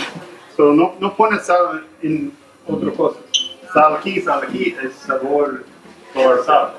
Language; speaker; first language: Spanish; non-native, learner; English